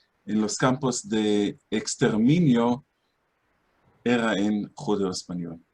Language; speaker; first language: Spanish; non-native, fluent; Hebrew